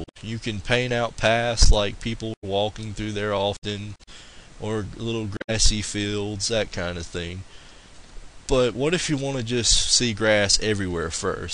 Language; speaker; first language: English; native; English